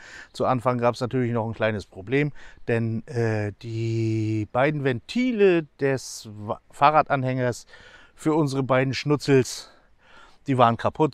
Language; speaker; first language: German; native; German